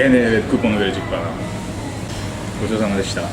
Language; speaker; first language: Turkish; non-native, fluent; Japanese